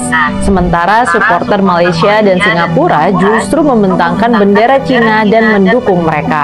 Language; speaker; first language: Indonesian; native; Indonesian